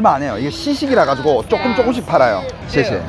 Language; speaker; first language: Korean; native; Korean